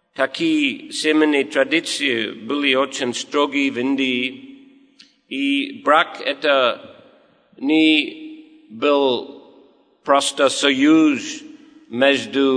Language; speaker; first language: Russian; non-native, fluent; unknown